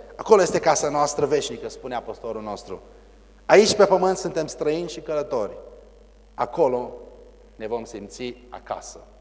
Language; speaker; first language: Romanian; early bilingual, heritage; Romanian